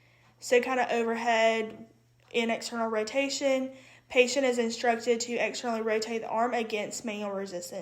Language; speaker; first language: English; native; English